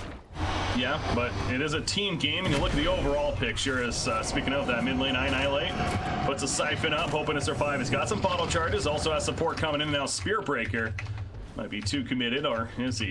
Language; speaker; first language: English; native; English